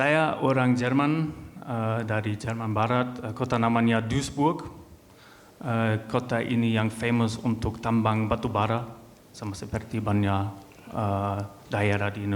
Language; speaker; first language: Indonesian; non-native, learner; German